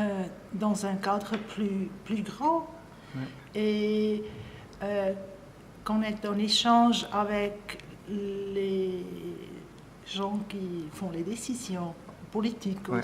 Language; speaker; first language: French; non-native, local second language; German